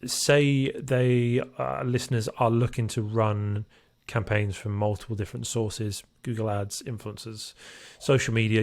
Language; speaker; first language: English; native; English